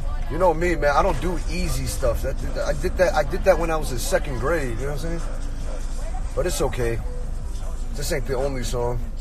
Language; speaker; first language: English; early bilingual, other home language; Korean